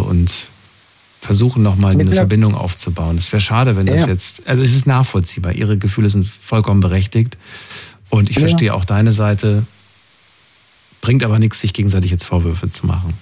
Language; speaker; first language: German; native; German